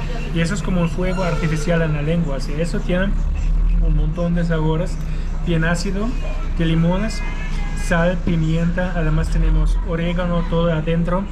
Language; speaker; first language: Spanish; non-native, learner; German